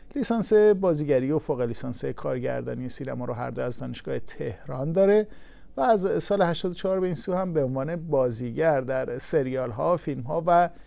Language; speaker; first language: Persian; native; Persian